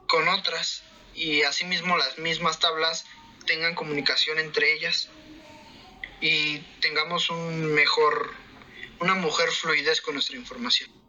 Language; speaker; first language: Spanish; native; Spanish